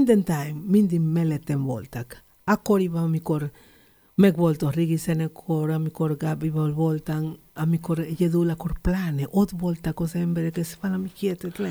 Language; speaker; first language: Hungarian; non-native, learner; Spanish